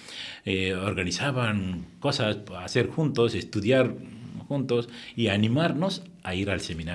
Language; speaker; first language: Spanish; non-native, fluent; Tamil